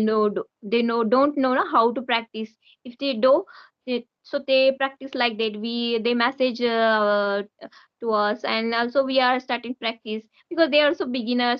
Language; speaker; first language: English; non-native, learner; Hindi